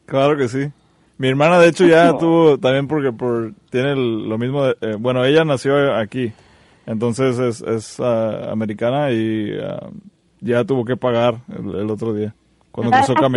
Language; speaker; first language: Spanish; native; Spanish